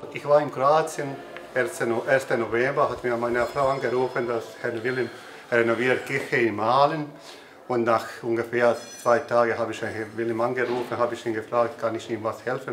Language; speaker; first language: German; non-native, learner; Croatian